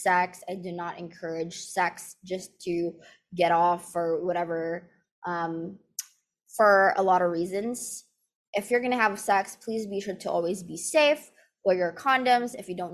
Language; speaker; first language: English; non-native, local second language; Filipino